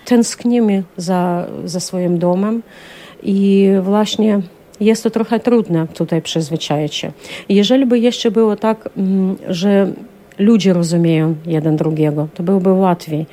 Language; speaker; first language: Polish; non-native, learner; Ukrainian